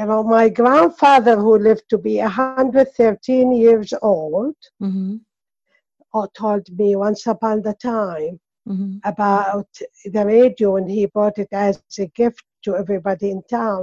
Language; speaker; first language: English; non-native, learner; Arabic